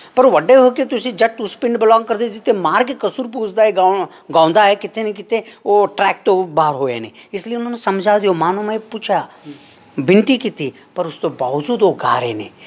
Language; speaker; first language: Punjabi; non-native, fluent; Kannada